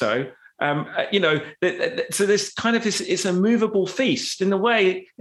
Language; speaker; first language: English; native; English